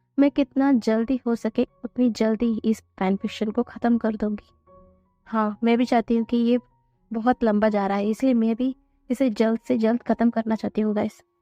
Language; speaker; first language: Hindi; non-native, fluent; Tamil